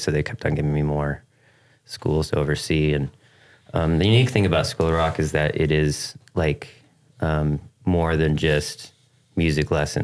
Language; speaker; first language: English; native; English